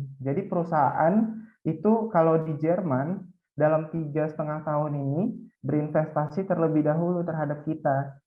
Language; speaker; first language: Indonesian; native; Indonesian